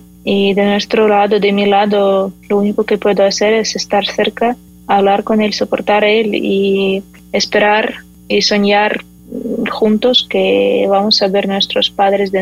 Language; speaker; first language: Spanish; non-native, fluent; Ukrainian